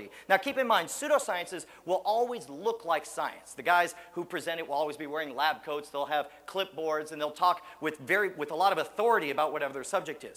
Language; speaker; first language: English; native; English